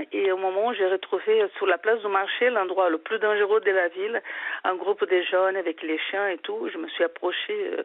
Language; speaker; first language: French; non-native, fluent; Portuguese